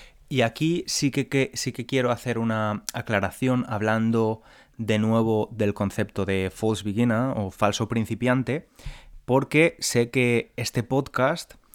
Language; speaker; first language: Spanish; native; Spanish